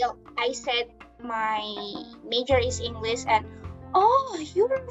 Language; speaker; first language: English; non-native, learner; Indonesian